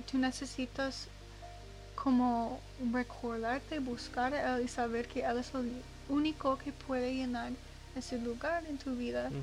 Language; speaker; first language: Spanish; non-native, learner; English